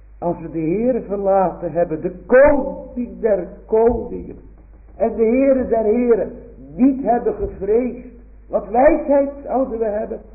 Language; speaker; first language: Dutch; native; Dutch